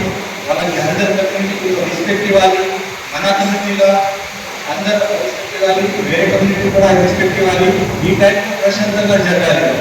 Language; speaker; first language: Telugu; non-native, fluent; Marathi